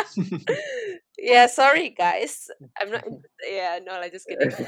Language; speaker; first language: English; non-native, fluent; Indonesian